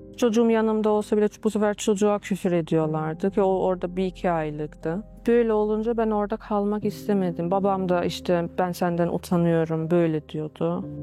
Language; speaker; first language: Turkish; early bilingual, heritage; Turkish